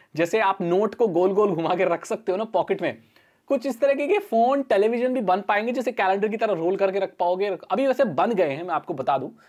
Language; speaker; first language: Hindi; native; Hindi